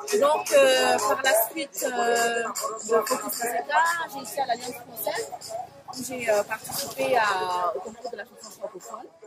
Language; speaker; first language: French; non-native, local second language; Sango